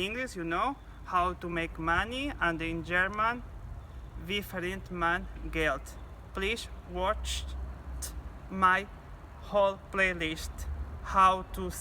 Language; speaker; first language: English; non-native, fluent; Portuguese